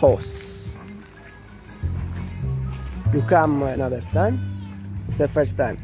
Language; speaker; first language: English; non-native, learner; Italian